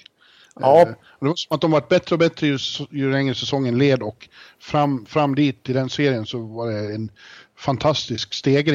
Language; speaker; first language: Swedish; native; Swedish